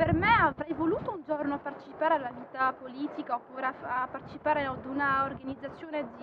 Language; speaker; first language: Italian; non-native, fluent; Arabic